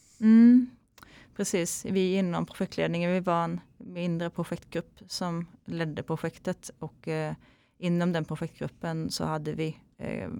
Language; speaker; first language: Swedish; native; Swedish